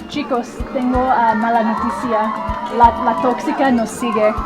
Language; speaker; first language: Spanish; non-native, learner; English